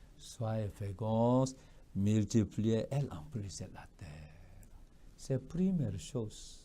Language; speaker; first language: French; non-native, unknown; Korean